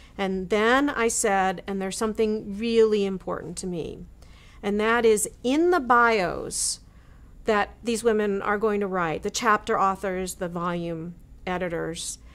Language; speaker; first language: English; native; English